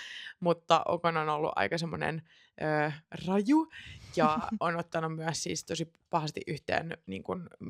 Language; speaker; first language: Finnish; native; Finnish